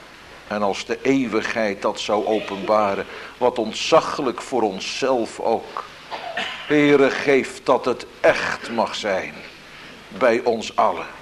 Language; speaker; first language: Dutch; native; Dutch